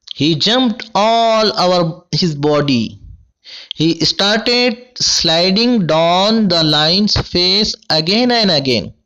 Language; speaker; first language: English; non-native, local second language; Urdu